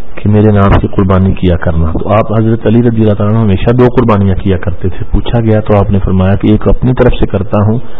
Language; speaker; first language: Urdu; non-native, local second language; Punjabi